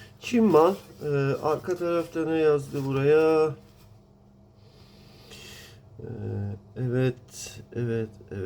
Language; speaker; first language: Turkish; non-native, learner; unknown